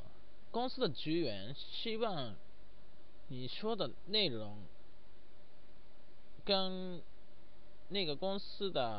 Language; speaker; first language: Chinese; non-native, learner; Japanese